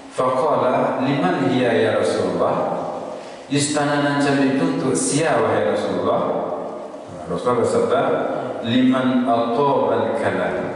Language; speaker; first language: Malay; non-native, local second language; Minangkabau